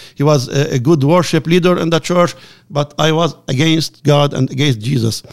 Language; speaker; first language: English; non-native, learner; Arabic